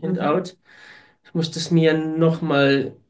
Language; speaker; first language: German; non-native, fluent; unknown